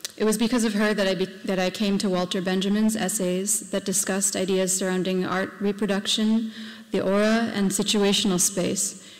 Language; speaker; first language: English; native; English